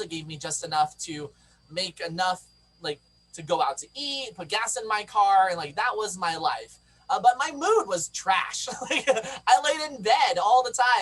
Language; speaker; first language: English; native; English